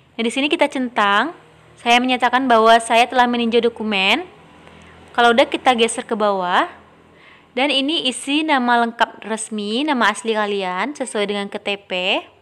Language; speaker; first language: Indonesian; non-native, local second language; Minangkabau